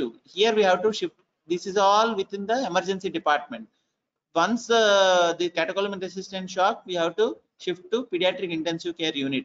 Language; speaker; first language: English; non-native, local second language; Telugu